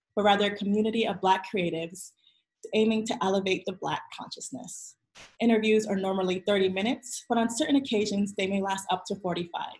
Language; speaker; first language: English; native; English